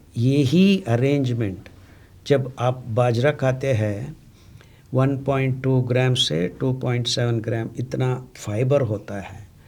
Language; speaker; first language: Hindi; non-native, local second language; Telugu